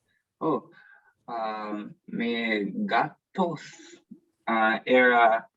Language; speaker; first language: Spanish; non-native, learner; English